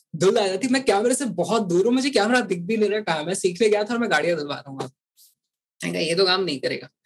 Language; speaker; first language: Hindi; native; Hindi